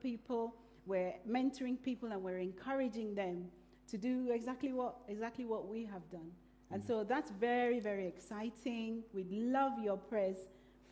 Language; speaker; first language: English; non-native, local second language; Yoruba